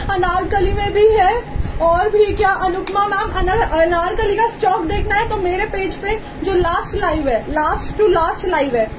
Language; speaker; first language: Hindi; native; Hindi